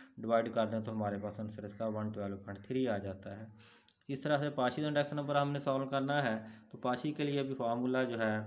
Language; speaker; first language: Urdu; non-native, local second language; Punjabi